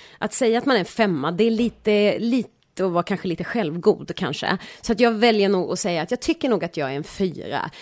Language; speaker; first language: Swedish; native; Swedish